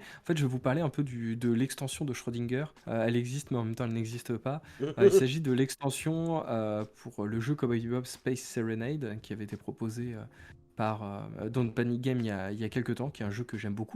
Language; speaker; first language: French; native; French